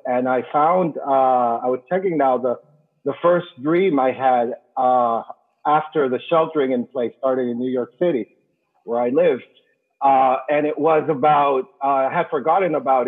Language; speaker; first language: English; non-native, fluent; Spanish